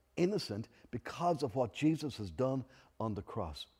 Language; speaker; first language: English; native; English